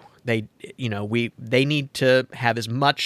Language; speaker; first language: English; native; English